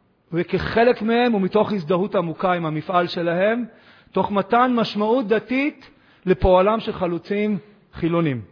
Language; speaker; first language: Hebrew; native; Hebrew